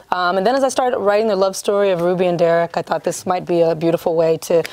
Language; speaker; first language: English; native; English